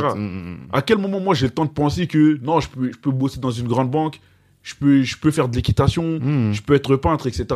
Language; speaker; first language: French; native; French